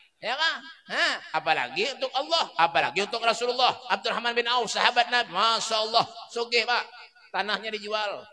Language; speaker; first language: Indonesian; non-native, local second language; Banjar